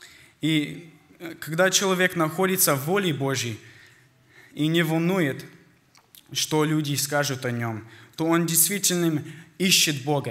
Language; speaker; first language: Russian; early bilingual, heritage; Russian